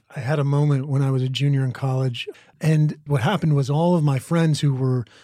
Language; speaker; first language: English; native; English